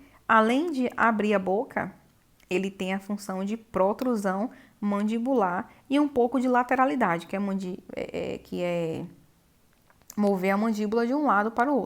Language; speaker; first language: Portuguese; native; Portuguese